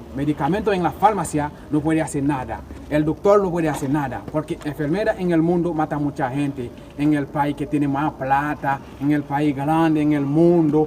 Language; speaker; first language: Spanish; non-native, learner; Haitian Creole